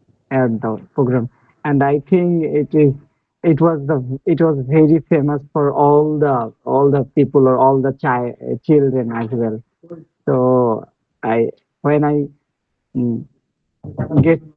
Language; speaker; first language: English; non-native, learner; Bangla